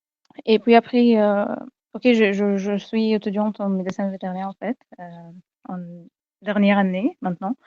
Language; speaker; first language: French; non-native, fluent; Arabic